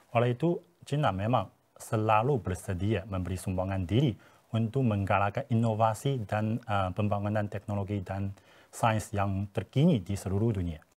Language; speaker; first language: Malay; non-native, fluent; Chinese